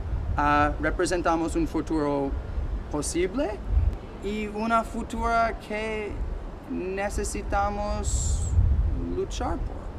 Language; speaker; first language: Spanish; non-native, learner; English